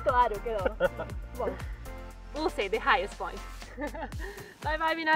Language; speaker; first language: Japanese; non-native, learner; Spanish